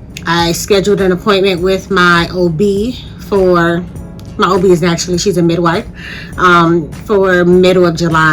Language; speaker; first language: English; native; English